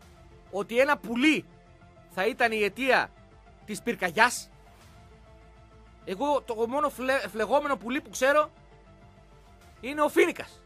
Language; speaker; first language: Greek; native; Greek